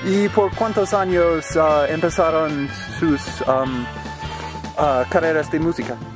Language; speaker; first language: Spanish; non-native, learner; English